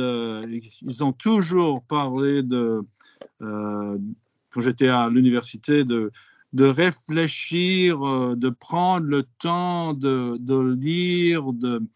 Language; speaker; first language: French; non-native, fluent; English